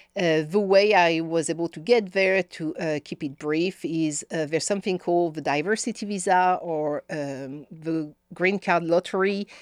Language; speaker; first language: English; non-native, fluent; French